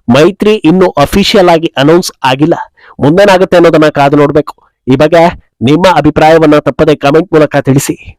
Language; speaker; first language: Kannada; native; Kannada